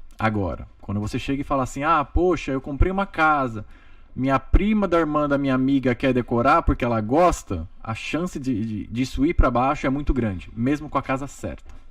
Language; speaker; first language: Portuguese; native; Portuguese